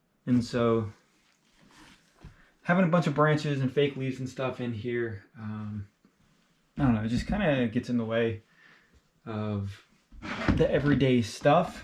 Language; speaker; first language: English; native; English